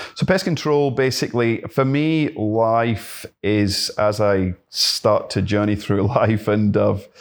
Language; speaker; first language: English; native; English